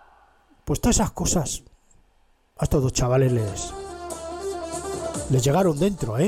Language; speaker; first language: Spanish; native; Spanish